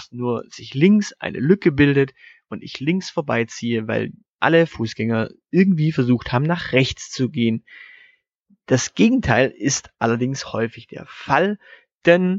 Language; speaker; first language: German; native; German